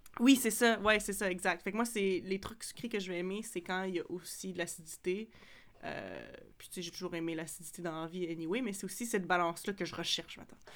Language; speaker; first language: French; native; French